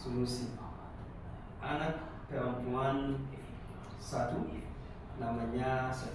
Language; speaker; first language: Indonesian; non-native, learner; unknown